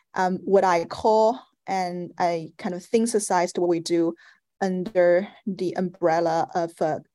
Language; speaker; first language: English; non-native, fluent; Chinese